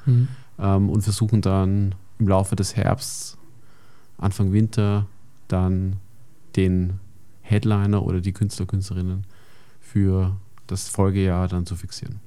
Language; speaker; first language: German; native; German